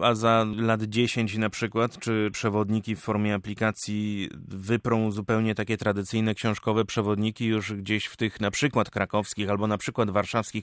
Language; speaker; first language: Polish; native; Polish